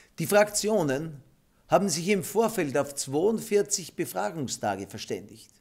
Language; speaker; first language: German; native; German